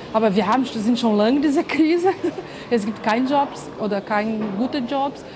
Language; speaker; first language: German; non-native, fluent; Portuguese